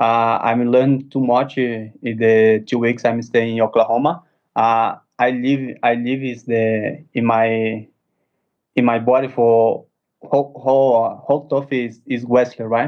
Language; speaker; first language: English; non-native, learner; Portuguese